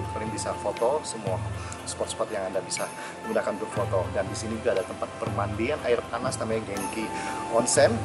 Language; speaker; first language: Indonesian; native; Indonesian